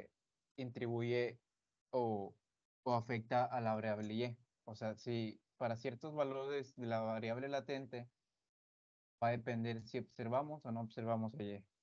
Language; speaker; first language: Spanish; native; Spanish